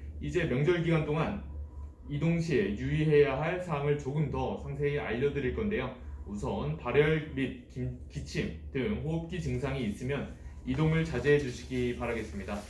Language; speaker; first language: Korean; native; Korean